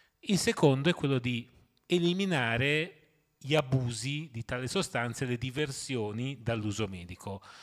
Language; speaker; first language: Italian; native; Italian